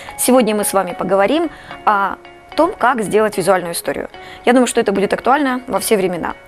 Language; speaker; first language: Russian; native; Russian